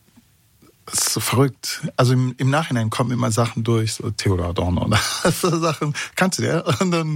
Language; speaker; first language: German; early bilingual, other home language; Kurdish